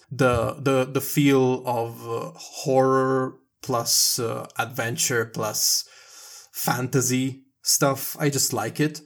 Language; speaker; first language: English; non-native, fluent; Italian